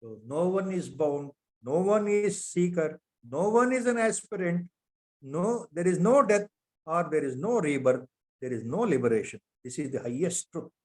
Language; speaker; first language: English; non-native, local second language; Kannada